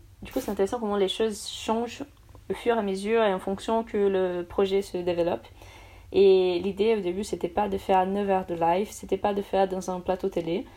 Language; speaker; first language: French; non-native, fluent; Portuguese